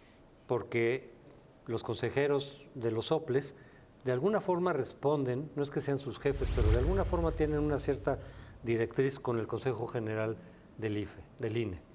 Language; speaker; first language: Spanish; native; Spanish